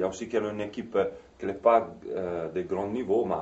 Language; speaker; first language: French; non-native, fluent; Italian